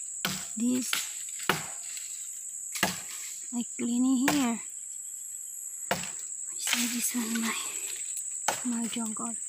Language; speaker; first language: English; non-native, learner; Filipino